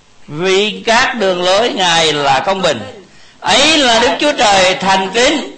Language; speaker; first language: Vietnamese; native; Vietnamese